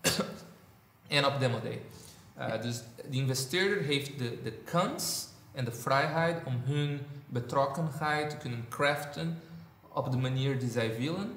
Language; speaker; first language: Dutch; non-native, fluent; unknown